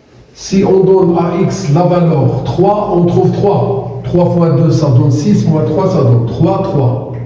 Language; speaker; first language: French; non-native, local second language; Arabic